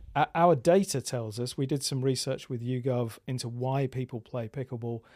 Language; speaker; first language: English; native; English